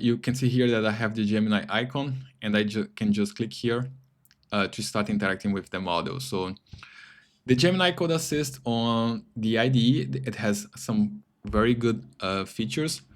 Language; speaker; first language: English; non-native, fluent; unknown